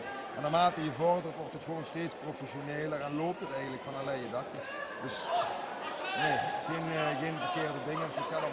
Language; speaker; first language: Dutch; native; Dutch